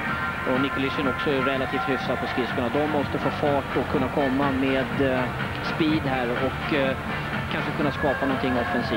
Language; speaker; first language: Swedish; native; Swedish